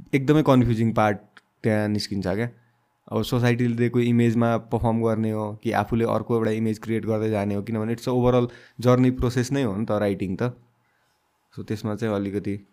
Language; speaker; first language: Nepali; non-native, local second language; Bhojpuri